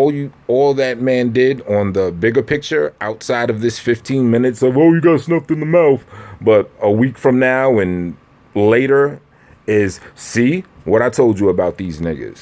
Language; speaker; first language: English; native; English